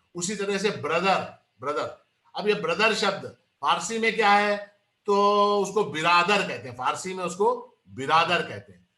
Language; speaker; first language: Hindi; non-native, local second language; Kannada